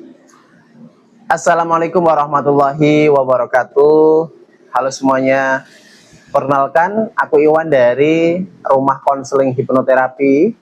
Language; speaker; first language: Indonesian; native; Indonesian